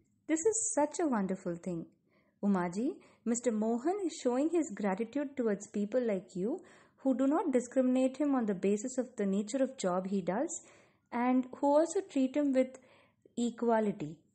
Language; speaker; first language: English; non-native, local second language; Tamil